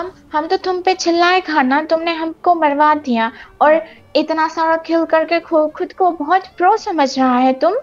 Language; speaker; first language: Hindi; non-native, learner; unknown